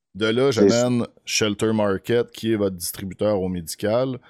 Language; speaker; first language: French; native; French